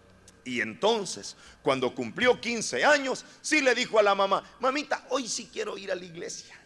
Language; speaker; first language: Spanish; native; Spanish